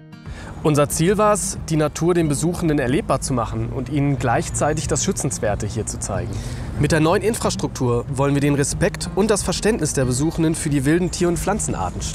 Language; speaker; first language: German; native; German